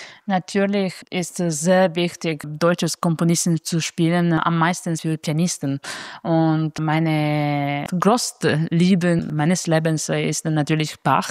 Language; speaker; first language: German; non-native, fluent; Italian